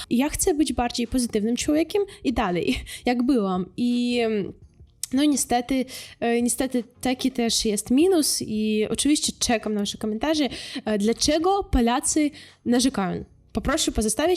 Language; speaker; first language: Polish; non-native, fluent; Russian